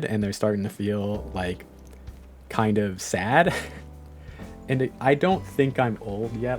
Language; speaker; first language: English; native; English